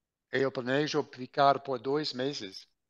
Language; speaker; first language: Portuguese; non-native, learner; English